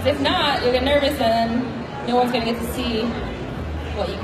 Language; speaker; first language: English; native; English